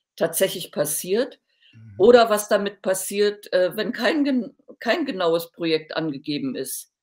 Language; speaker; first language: German; native; German